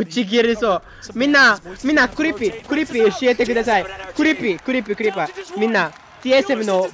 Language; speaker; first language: Japanese; non-native, learner; Filipino